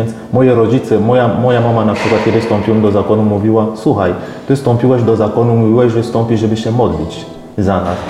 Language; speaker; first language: Polish; non-native, fluent; French